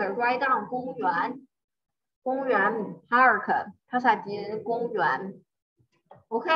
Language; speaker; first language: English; non-native, learner; Chinese